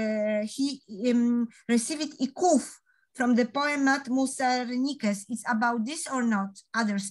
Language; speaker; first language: English; non-native, learner; Polish